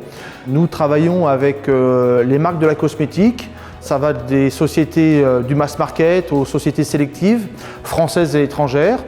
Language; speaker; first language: French; native; French